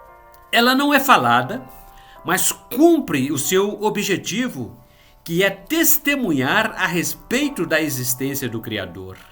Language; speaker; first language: Portuguese; native; Portuguese